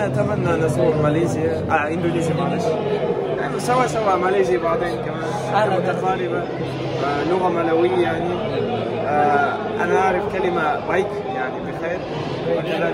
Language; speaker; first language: Arabic; native; Arabic